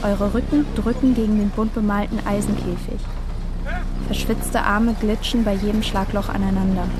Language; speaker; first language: German; native; German